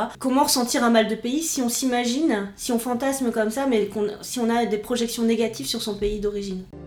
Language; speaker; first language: French; native; French